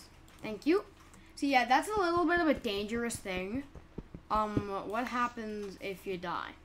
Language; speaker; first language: English; native; English